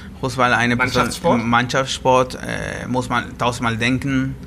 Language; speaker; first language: German; non-native, learner; Spanish